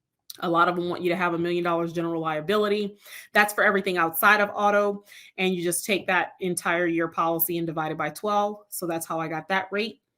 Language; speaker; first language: English; native; English